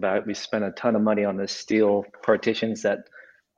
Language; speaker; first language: English; native; English